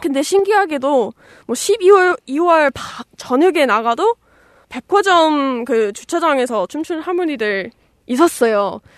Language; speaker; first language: Korean; non-native, fluent; English